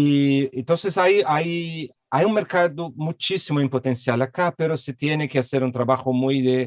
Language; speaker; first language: Spanish; non-native, fluent; Portuguese